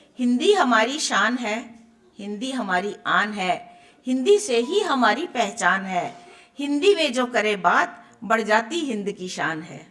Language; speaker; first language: Hindi; native; Hindi